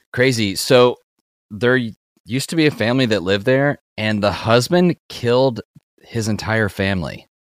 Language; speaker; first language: English; native; English